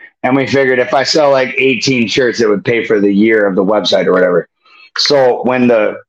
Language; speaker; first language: English; native; English